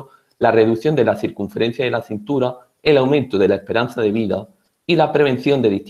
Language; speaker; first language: Spanish; native; Spanish